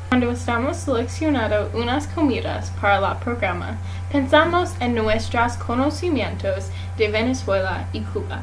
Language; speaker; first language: Spanish; non-native, learner; English